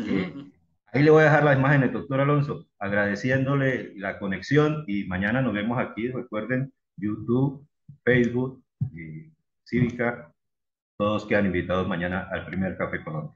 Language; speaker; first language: Spanish; native; Spanish